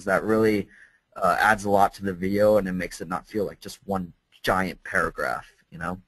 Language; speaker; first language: English; native; English